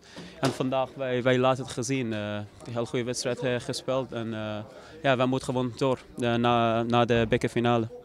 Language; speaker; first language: Dutch; non-native, learner; Persian